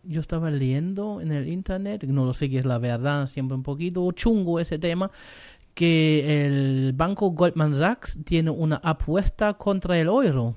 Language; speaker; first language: Spanish; non-native, learner; German